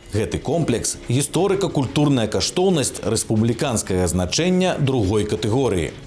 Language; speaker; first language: Belarusian; native; Belarusian